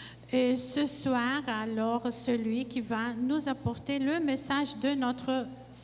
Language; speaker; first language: French; non-native, fluent; Portuguese